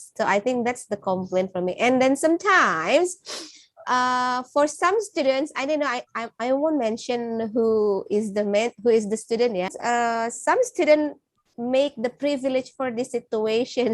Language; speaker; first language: English; non-native, fluent; Indonesian